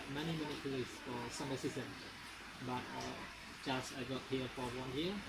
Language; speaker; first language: English; non-native, learner; Khmer